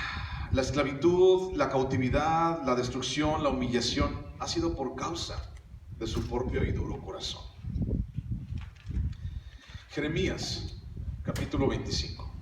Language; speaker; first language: Spanish; native; Spanish